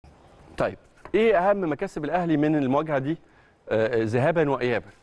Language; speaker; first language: Arabic; native; Arabic